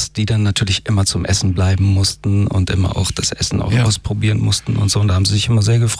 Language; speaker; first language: German; early bilingual, other home language; Persian